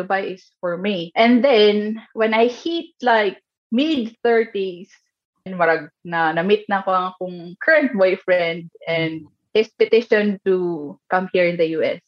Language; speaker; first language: English; non-native, local second language; Cebuano